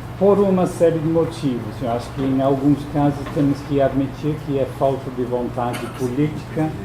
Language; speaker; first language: Portuguese; non-native, fluent; English